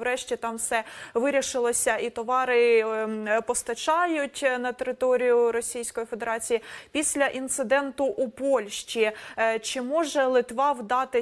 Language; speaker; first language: Ukrainian; native; Ukrainian